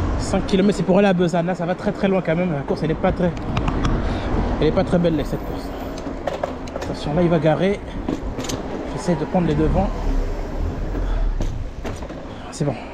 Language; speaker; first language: French; native; French